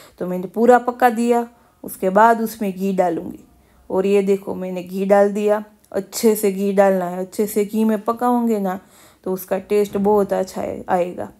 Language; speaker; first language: Hindi; non-native, local second language; Gujarati